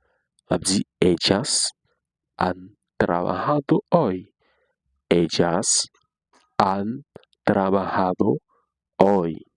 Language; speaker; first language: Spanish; non-native, learner; Haitian Creole